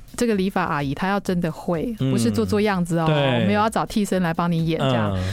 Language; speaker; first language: Chinese; native; Chinese